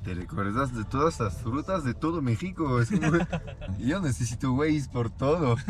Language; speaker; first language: Spanish; non-native, learner; French